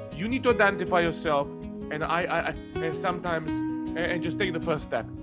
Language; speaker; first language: English; non-native, fluent; Serbian